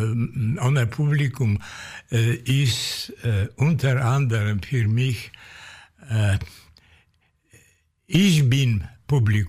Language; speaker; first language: German; non-native, fluent; Polish